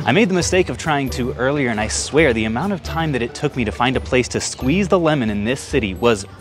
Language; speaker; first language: English; native; English